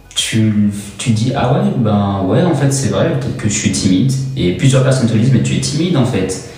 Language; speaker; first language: French; native; French